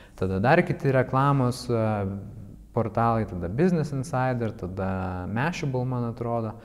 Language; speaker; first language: Lithuanian; native; Lithuanian